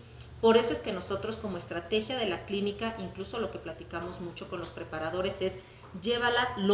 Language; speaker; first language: Spanish; native; Spanish